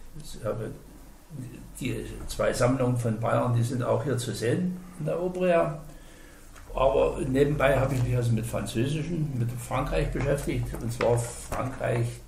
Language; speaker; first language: German; native; German